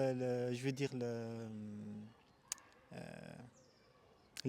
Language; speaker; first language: French; non-native, local second language; Malagasy